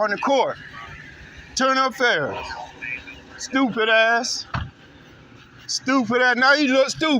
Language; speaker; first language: English; native; English